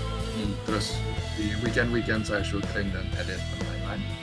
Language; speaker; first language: Indonesian; non-native, fluent; English